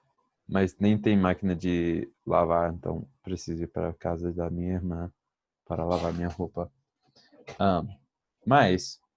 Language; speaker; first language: Portuguese; non-native, fluent; English